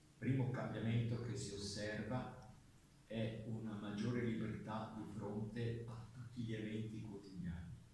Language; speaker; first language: Italian; non-native, local second language; German